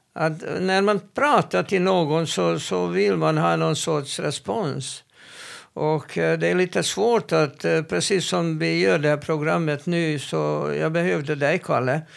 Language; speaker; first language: Swedish; non-native, fluent; Hebrew